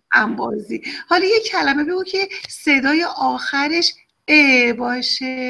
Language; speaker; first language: Persian; native; Persian